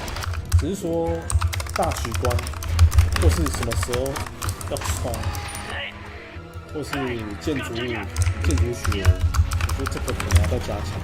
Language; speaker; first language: Chinese; native; Chinese